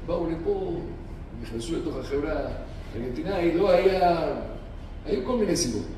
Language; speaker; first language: Hebrew; non-native, fluent; Spanish